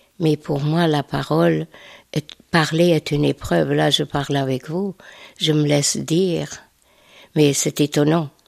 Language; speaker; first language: French; non-native, fluent; Hungarian